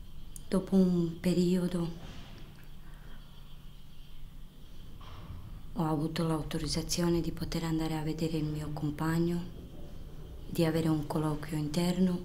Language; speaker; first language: Italian; non-native, fluent; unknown